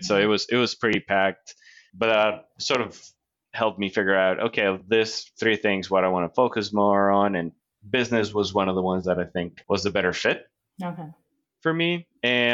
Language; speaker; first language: English; non-native, fluent; Spanish